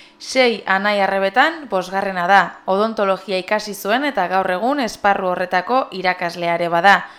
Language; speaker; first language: Basque; native; Basque